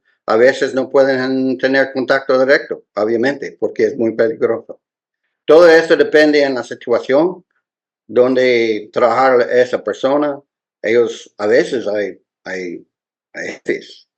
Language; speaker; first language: Spanish; non-native, learner; English